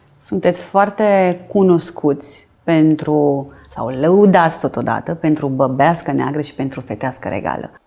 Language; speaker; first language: Romanian; native; Romanian